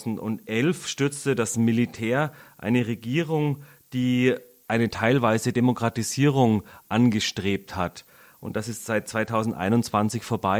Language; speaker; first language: German; native; German